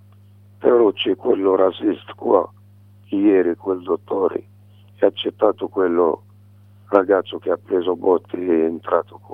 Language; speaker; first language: Italian; non-native, learner; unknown